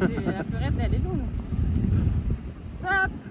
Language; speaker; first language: French; native; French